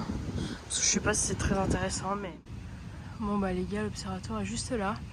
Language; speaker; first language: French; native; French